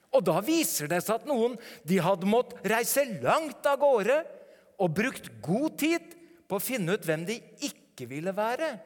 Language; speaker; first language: Norwegian; native; Norwegian